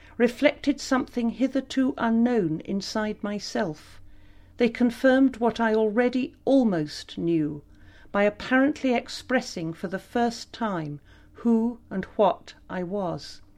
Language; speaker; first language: English; native; English